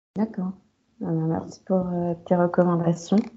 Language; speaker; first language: French; native; French